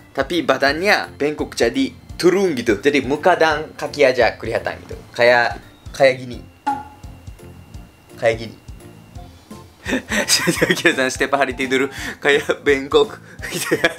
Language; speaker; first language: Indonesian; non-native, fluent; Japanese